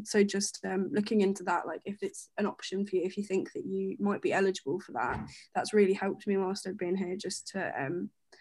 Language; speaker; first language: English; native; English